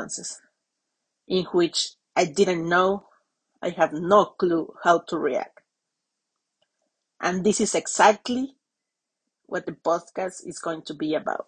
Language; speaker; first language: English; non-native, fluent; Spanish